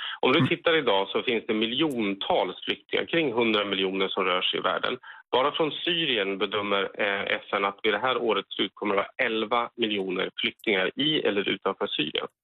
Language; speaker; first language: Swedish; native; Swedish